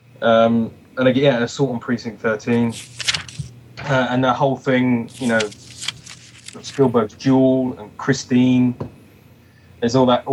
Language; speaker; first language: English; native; English